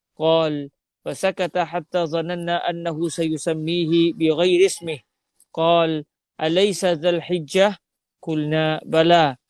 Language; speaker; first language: Arabic; non-native, fluent; Malay